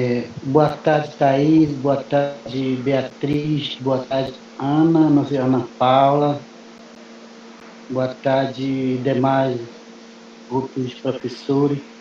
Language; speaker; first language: Portuguese; non-native, local second language; Kayapó